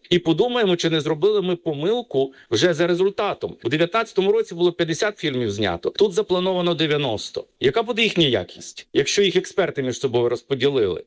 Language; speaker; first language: Ukrainian; native; Ukrainian